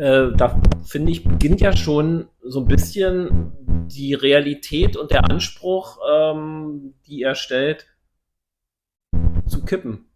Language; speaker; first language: German; native; German